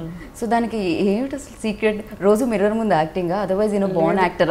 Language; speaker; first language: Telugu; native; Telugu